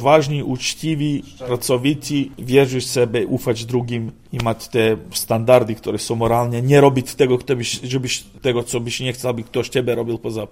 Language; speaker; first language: Polish; non-native, learner; Serbian